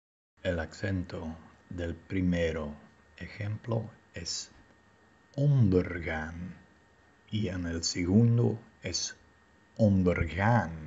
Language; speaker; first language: Spanish; non-native, fluent; Dutch